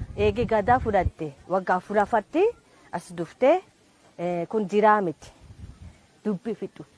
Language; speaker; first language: Oromo; non-native, fluent; Japanese